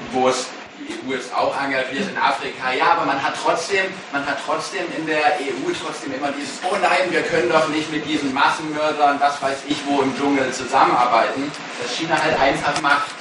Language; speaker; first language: German; native; German